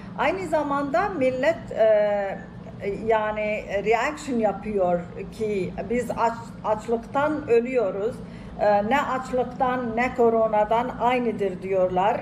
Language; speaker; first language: Turkish; non-native, fluent; Arabic